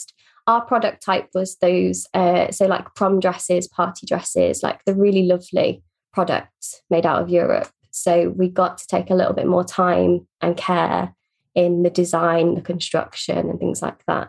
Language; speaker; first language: English; native; English